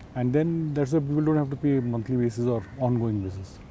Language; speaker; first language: English; non-native, local second language; Marathi